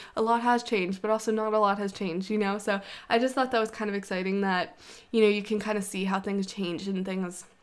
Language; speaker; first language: English; native; English